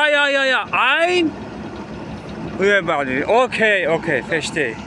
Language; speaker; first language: German; non-native, learner; Tajik